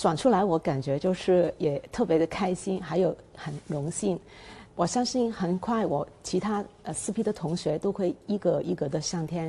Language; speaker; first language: Chinese; non-native, fluent; Cantonese